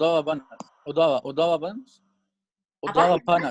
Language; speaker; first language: Indonesian; non-native, learner; Arabic